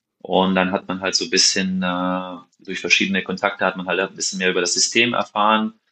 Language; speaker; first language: German; non-native, fluent; Slovenian